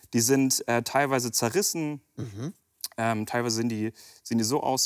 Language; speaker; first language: German; native; German